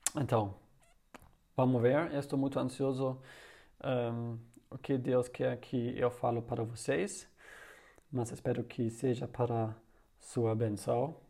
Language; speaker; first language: Portuguese; non-native, learner; German